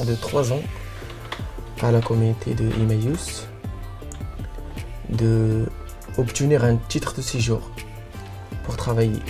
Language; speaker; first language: French; non-native, local second language; Arabic